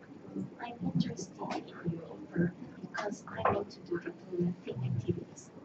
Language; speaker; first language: English; non-native, learner; Korean